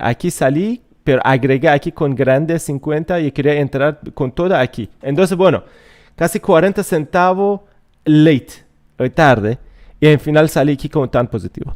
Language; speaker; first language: Spanish; non-native, fluent; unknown